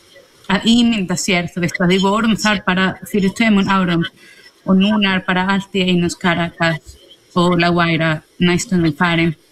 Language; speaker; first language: Icelandic; non-native, fluent; Spanish